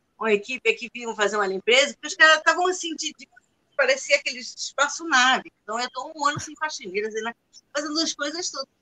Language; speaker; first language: Portuguese; non-native, fluent; Spanish